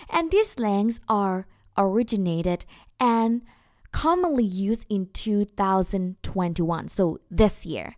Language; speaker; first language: English; non-native, fluent; Thai